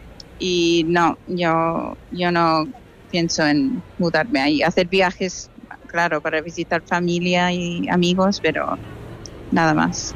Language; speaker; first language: Spanish; non-native, fluent; English